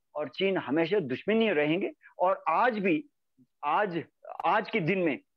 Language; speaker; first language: Hindi; native; Hindi